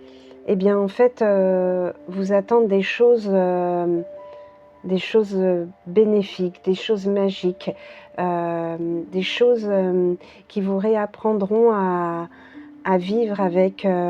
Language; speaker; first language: French; native; French